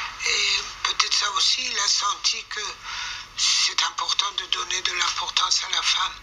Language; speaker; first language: French; non-native, fluent; Persian